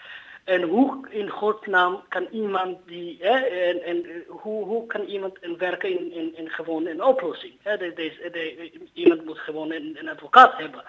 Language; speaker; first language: Dutch; non-native, learner; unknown